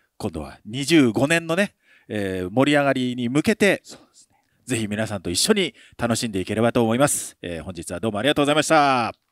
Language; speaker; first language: Japanese; native; Japanese